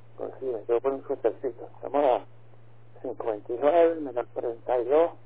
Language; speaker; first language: Spanish; native; Spanish